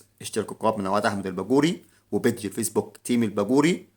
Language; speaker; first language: Arabic; native; Arabic